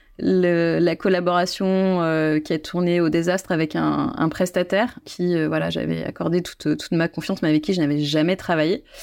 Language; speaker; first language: French; native; French